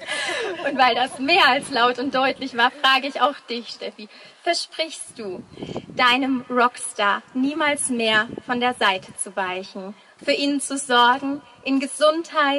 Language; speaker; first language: German; native; German